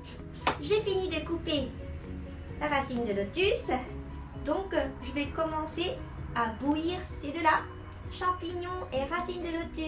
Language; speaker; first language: French; non-native, fluent; Japanese